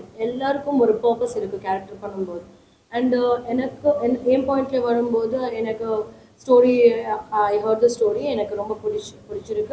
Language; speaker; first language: Tamil; non-native, learner; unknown